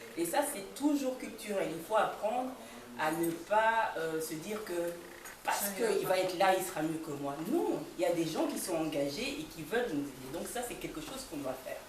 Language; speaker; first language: French; early bilingual, other home language; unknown